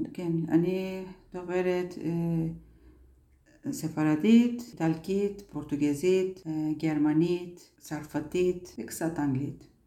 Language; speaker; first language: Hebrew; non-native, learner; Turkish